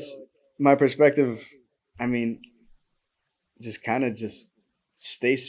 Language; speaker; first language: English; native; English